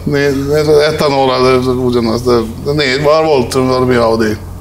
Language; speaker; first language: Hungarian; non-native, learner; Swedish